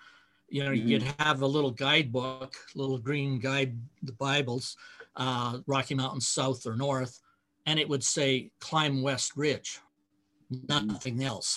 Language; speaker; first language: English; native; English